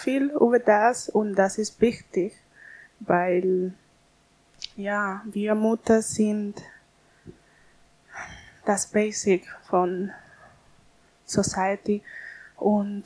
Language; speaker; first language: German; non-native, learner; Spanish